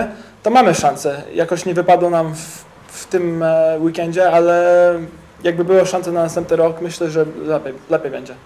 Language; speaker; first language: Polish; early bilingual, heritage; English